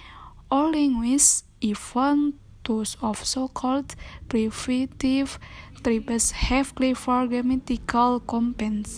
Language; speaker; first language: English; non-native, learner; Indonesian